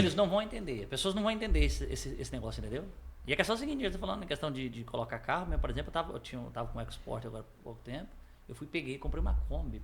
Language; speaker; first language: Portuguese; native; Portuguese